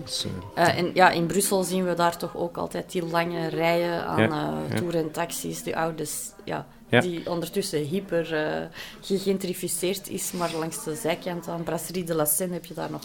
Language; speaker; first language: Dutch; native; Dutch